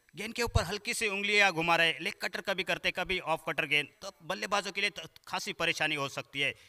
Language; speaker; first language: Hindi; non-native, local second language; Marathi